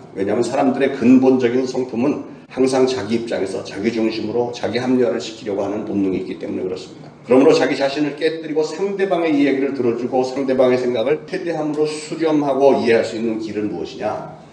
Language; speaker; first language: Korean; native; Korean